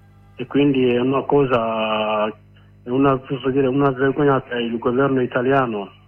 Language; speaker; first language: Italian; non-native, learner; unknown